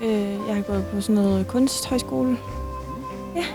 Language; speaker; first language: Danish; native; Danish